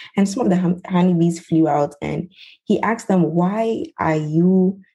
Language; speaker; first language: English; non-native, local second language; Ewe